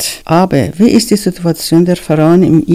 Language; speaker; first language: German; non-native, learner; Persian